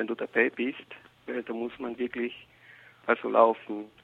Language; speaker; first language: German; non-native, learner; Spanish